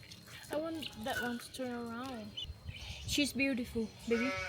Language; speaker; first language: English; non-native, learner; Thai